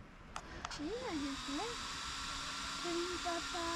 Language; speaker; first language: French; native; French